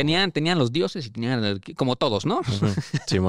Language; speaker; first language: Spanish; native; Spanish